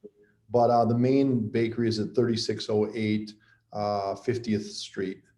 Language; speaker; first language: English; native; English